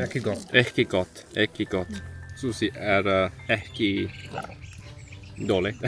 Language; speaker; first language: Swedish; non-native, learner; Cantonese